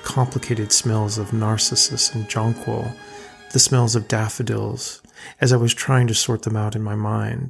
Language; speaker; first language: English; native; English